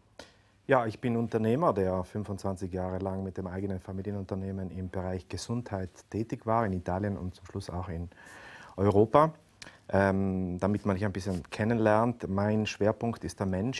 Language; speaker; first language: German; native; German